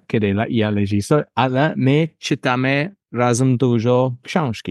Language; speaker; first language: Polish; non-native, learner; English